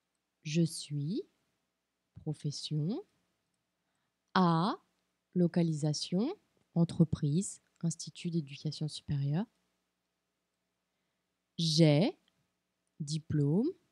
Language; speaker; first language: French; non-native, fluent; Portuguese